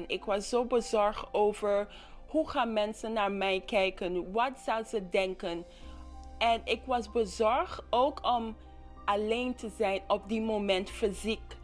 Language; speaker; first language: Dutch; non-native, local second language; English